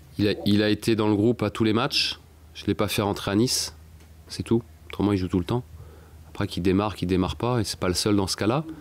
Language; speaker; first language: French; native; French